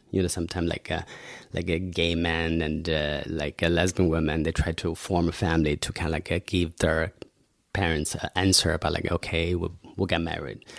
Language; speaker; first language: English; non-native, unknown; Chinese